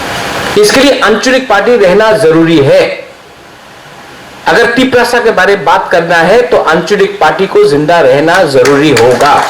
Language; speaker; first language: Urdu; non-native, local second language; Kok Borok